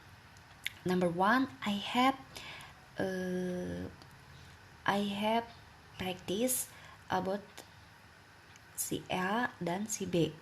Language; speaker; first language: English; non-native, learner; Indonesian